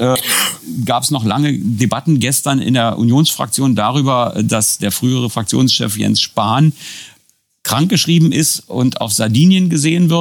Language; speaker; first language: German; native; German